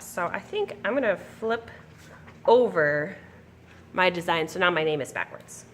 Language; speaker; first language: English; native; English